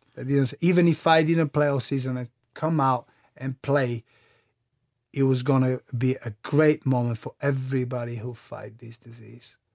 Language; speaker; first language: English; non-native, fluent; Bulgarian